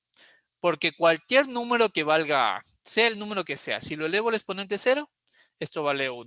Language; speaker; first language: Spanish; native; Spanish